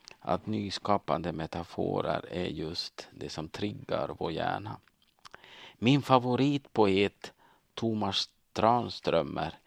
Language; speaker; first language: Swedish; native; Swedish